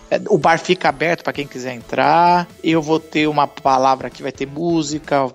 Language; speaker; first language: Portuguese; native; Portuguese